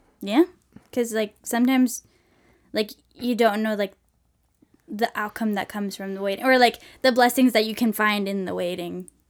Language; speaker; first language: English; non-native, fluent; Swedish